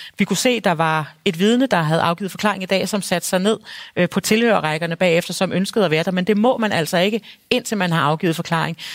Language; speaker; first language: Danish; native; Danish